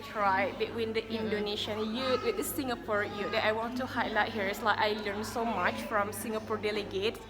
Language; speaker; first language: English; non-native, fluent; Indonesian